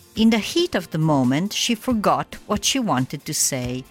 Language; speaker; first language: English; non-native, fluent; Italian